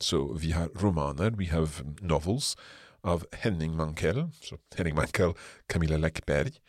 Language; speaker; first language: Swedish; non-native, learner; English